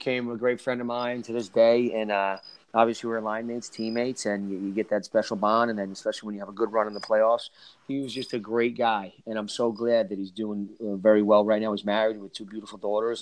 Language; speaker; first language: English; native; English